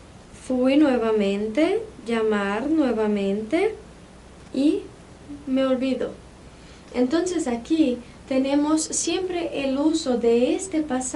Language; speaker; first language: Spanish; non-native, fluent; Portuguese